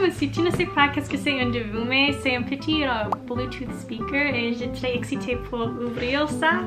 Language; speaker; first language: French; non-native, local second language; English